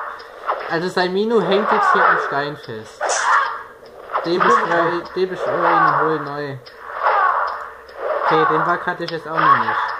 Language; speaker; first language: German; native; German